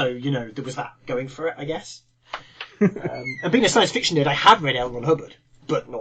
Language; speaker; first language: English; native; English